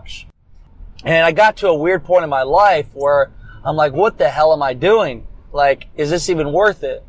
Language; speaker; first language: English; native; English